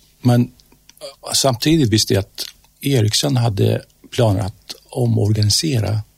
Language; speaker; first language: Swedish; non-native, fluent; Persian